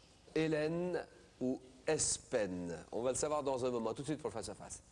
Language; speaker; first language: French; native; French